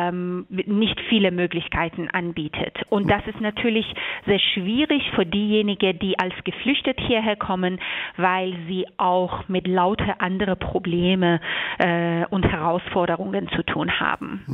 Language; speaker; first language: German; non-native, fluent; Persian